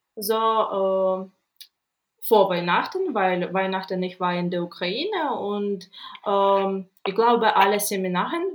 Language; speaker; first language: German; non-native, learner; Ukrainian